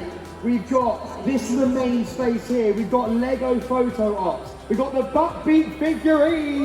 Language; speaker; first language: English; native; English